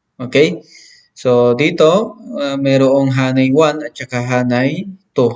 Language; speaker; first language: Filipino; non-native, local second language; Maranao